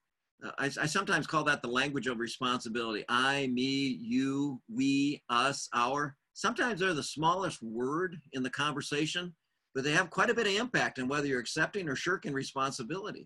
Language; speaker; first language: English; native; English